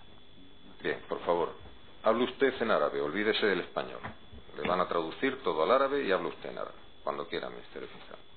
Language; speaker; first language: Spanish; native; Spanish